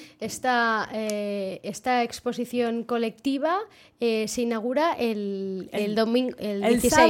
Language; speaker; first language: Spanish; non-native, local second language; Catalan